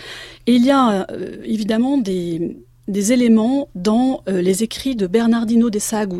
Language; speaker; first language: French; native; French